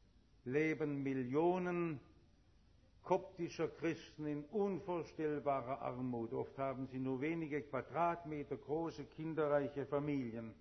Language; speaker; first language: German; native; German